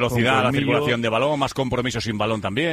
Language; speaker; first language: Spanish; native; Spanish